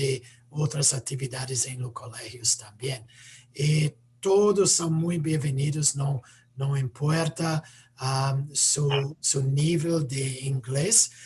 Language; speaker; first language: Spanish; non-native, fluent; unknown